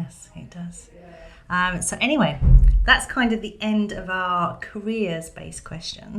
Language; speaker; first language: English; native; English